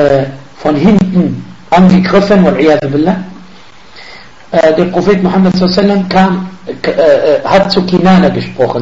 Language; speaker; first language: German; non-native, fluent; Arabic